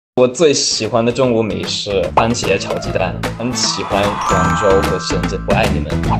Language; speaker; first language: Chinese; non-native, fluent; English